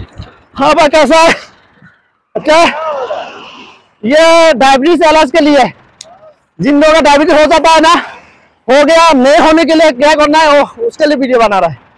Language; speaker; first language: Hindi; non-native, learner; Bangla